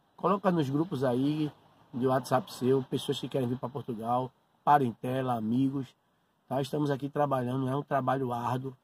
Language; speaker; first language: Portuguese; native; Portuguese